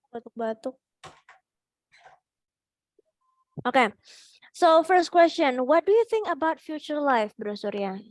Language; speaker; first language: English; non-native, fluent; Indonesian